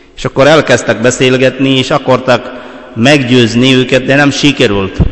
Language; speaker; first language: Hungarian; non-native, fluent; Malayalam